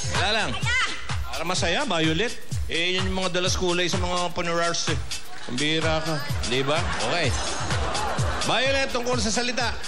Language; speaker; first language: Filipino; native; Filipino